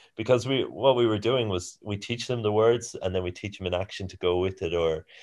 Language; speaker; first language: English; native; English